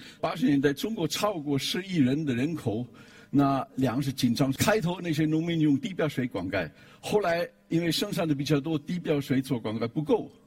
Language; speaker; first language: Chinese; non-native, fluent; German